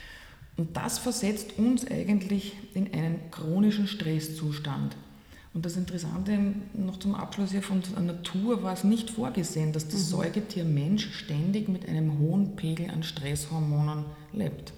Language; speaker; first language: German; native; German